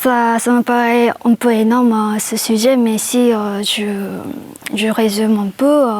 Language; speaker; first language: French; non-native, fluent; Korean